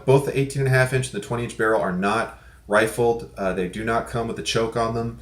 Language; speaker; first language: English; native; English